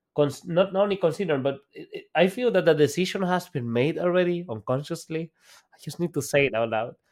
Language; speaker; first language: English; non-native, fluent; Spanish